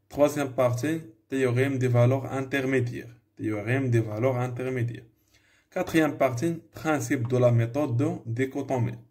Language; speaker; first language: French; non-native, local second language; Arabic